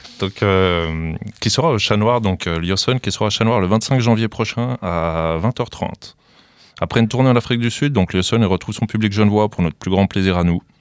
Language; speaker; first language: French; native; French